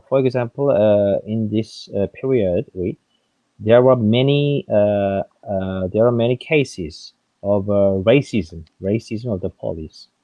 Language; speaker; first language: English; non-native, fluent; French